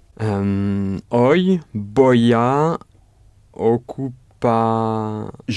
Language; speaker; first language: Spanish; non-native, learner; French